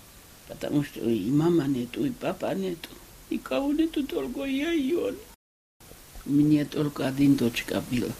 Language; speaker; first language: Russian; non-native, local second language; Georgian